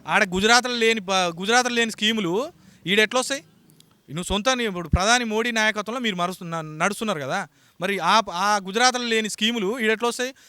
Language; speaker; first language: Telugu; native; Telugu